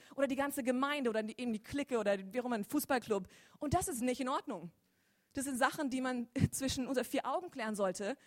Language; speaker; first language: German; native; German